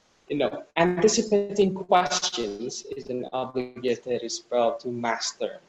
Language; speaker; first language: English; non-native, fluent; Indonesian